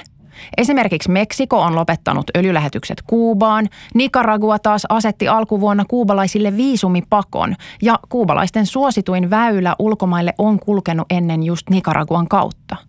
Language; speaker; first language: Finnish; native; Finnish